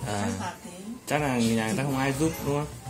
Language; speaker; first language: Vietnamese; native; Vietnamese